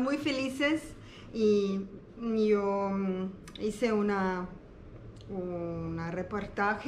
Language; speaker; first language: Spanish; non-native, learner; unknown